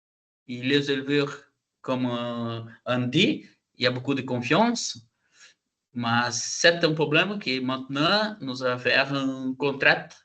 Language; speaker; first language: French; non-native, learner; Portuguese